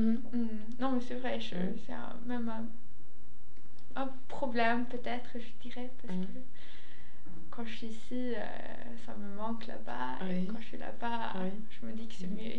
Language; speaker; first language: French; non-native, fluent; Swedish